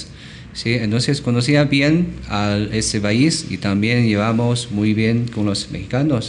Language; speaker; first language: Spanish; non-native, learner; Chinese